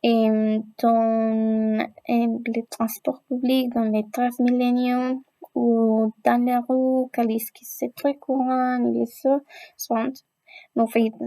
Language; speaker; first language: French; non-native, learner; Spanish